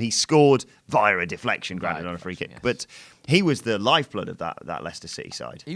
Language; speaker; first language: English; native; English